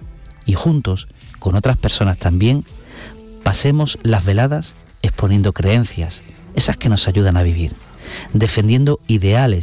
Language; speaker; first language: Spanish; native; Spanish